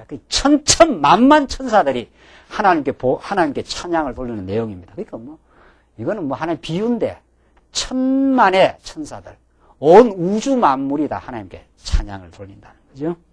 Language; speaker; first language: Korean; native; Korean